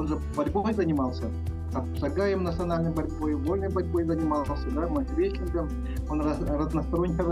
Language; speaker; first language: Russian; non-native, local second language; Yakut